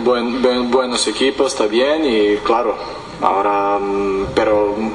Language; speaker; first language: Spanish; non-native, learner; Serbian